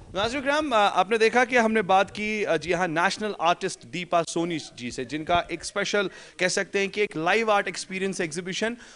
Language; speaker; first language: Hindi; non-native, local second language; Kashmiri